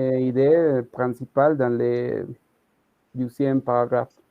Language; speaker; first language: French; non-native, learner; Spanish